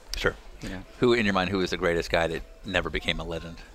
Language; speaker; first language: English; native; English